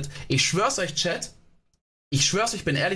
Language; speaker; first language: German; native; German